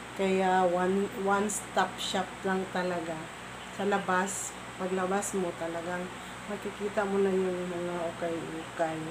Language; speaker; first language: Filipino; non-native, local second language; Cebuano